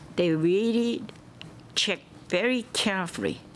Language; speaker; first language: English; non-native, learner; Japanese